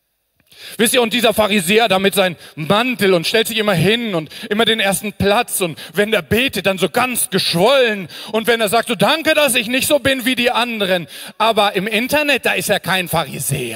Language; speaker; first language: German; native; German